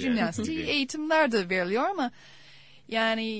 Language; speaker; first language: Turkish; non-native, fluent; English